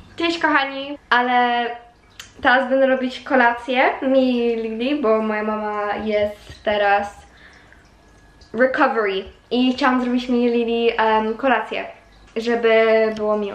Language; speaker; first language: Polish; early bilingual, heritage; Polish